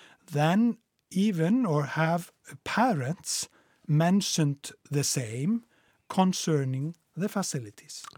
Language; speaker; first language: English; non-native, fluent; Icelandic